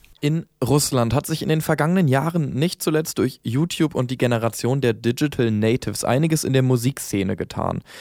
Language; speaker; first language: German; native; German